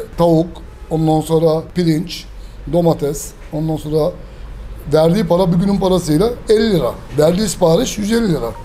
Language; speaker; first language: Turkish; early bilingual, heritage; Turkish